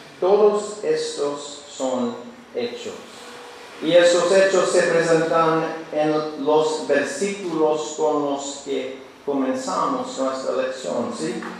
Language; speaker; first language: Spanish; non-native, learner; English